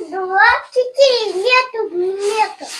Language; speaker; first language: Russian; early bilingual, heritage; Russian